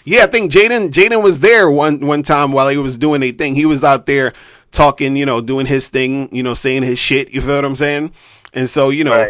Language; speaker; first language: English; native; English